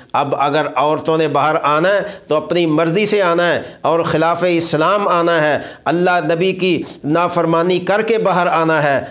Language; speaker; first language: Urdu; non-native, local second language; Punjabi